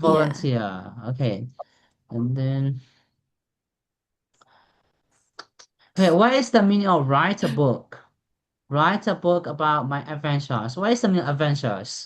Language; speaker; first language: English; non-native, fluent; Burmese